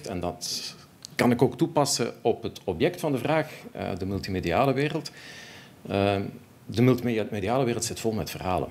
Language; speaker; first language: Dutch; native; Dutch